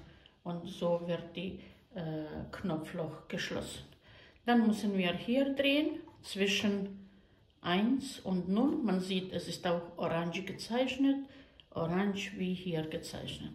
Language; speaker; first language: German; non-native, learner; Croatian